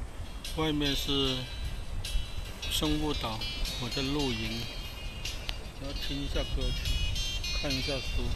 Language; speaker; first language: Chinese; non-native, local second language; Cantonese